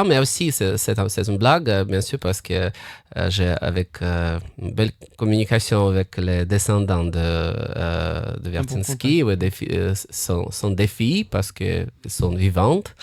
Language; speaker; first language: French; non-native, fluent; Russian